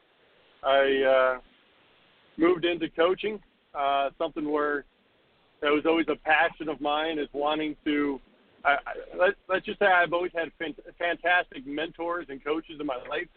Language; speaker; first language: English; native; English